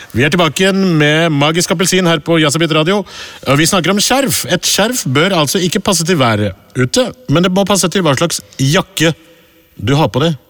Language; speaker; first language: Norwegian; early bilingual, other home language; Urdu